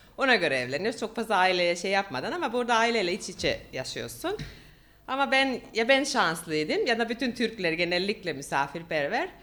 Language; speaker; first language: Turkish; non-native, fluent; Finnish